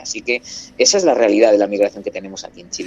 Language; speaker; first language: Spanish; native; Spanish